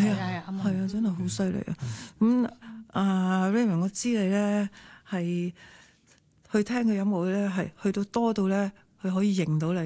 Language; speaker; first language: Cantonese; native; Cantonese